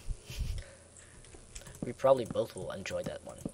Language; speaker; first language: English; non-native, fluent; Dutch